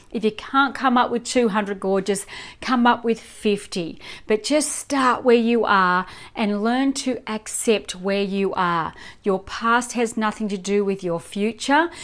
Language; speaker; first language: English; native; English